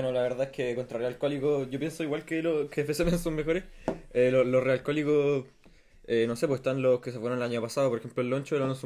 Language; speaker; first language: Spanish; native; Spanish